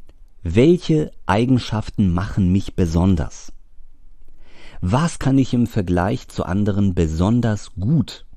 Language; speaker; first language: German; native; German